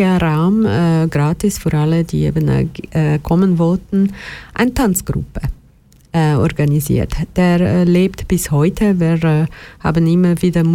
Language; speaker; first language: German; non-native, fluent; Portuguese